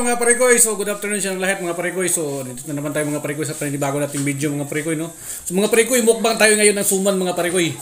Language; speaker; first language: Filipino; non-native, local second language; Cebuano